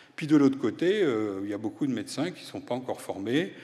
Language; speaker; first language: French; native; French